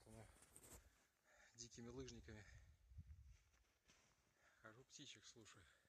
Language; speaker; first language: Russian; native; Russian